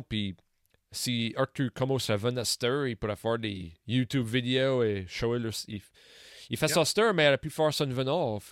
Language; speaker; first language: French; early bilingual, heritage; French